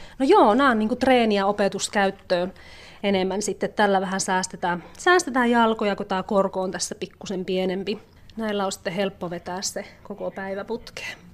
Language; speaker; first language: Finnish; native; Finnish